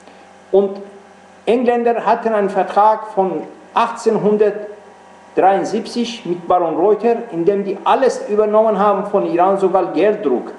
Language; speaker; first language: German; non-native, fluent; Persian